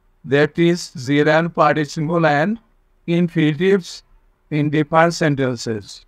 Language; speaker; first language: English; non-native, local second language; Bangla